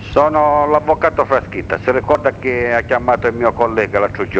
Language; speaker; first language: Italian; native; Italian